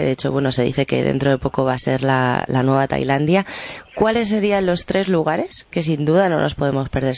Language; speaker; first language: Spanish; native; Spanish